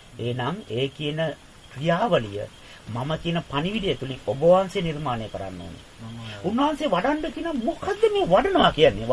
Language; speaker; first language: Sinhala; non-native, fluent; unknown